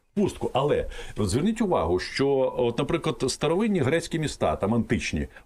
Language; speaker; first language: Ukrainian; native; Ukrainian